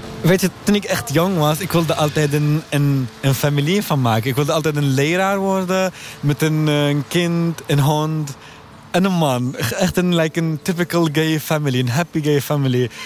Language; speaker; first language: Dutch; non-native, learner; Arabic